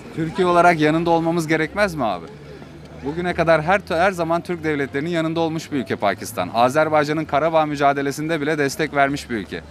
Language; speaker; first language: Turkish; native; Turkish